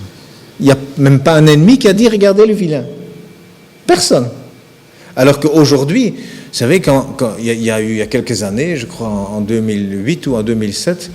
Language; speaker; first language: French; native; French